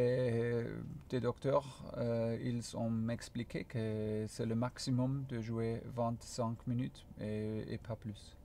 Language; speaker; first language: French; non-native, fluent; German